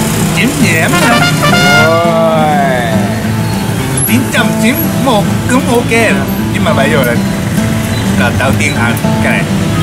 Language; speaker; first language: Vietnamese; non-native, learner; Japanese